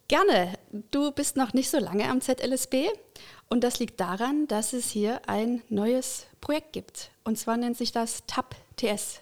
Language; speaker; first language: German; native; German